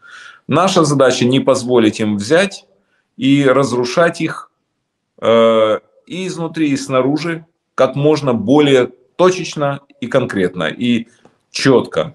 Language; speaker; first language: Russian; native; Russian